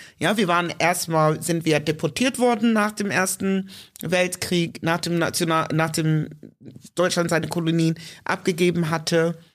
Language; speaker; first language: German; early bilingual, other home language; English